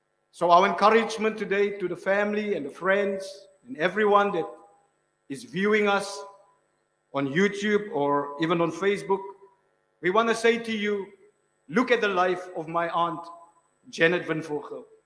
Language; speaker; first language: English; non-native, local second language; Afrikaans